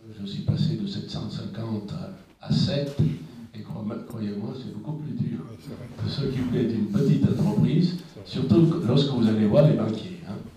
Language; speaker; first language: French; non-native, fluent; Italian